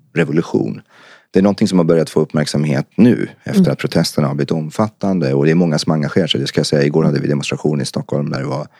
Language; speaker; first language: Swedish; early bilingual, other home language; Persian